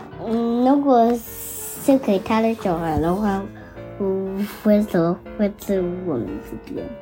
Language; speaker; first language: Chinese; early bilingual, heritage; Chinese